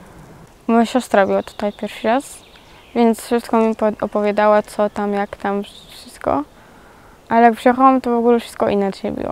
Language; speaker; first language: Polish; early bilingual, other home language; Georgian